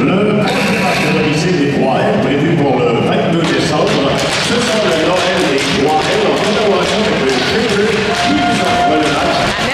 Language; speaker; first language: French; native; French